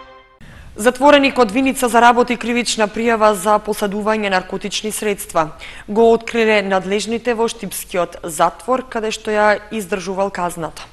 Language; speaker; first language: Macedonian; native; Macedonian